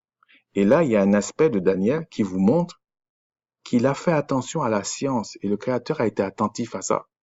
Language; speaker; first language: French; native; French